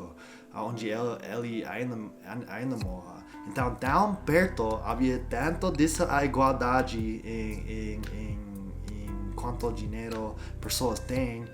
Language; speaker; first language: Portuguese; non-native, learner; English